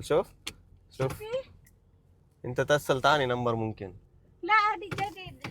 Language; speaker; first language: Arabic; non-native, learner; Telugu